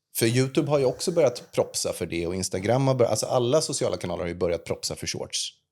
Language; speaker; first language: Swedish; native; Swedish